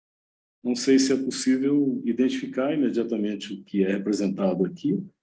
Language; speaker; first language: Portuguese; native; Portuguese